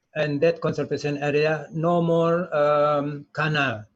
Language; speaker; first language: English; non-native, learner; Indonesian